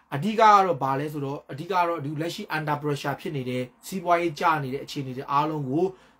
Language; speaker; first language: Burmese; native; Burmese